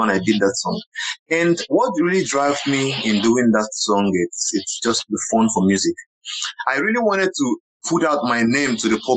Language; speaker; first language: English; non-native, local second language; Igbo